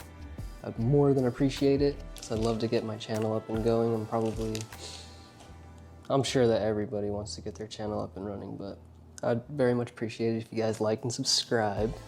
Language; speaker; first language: English; native; English